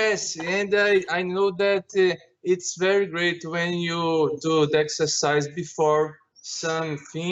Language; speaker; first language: English; non-native, learner; Portuguese